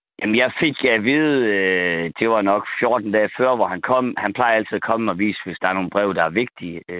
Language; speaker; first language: Danish; native; Danish